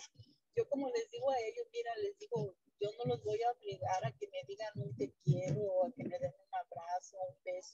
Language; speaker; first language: Spanish; native; Spanish